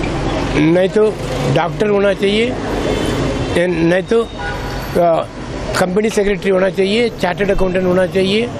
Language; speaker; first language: Hindi; non-native, local second language; Tamil